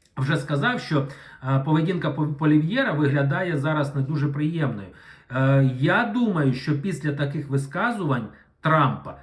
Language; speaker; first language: Ukrainian; non-native, local second language; Russian